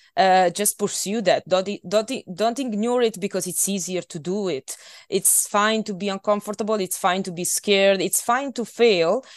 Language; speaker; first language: English; non-native, fluent; Italian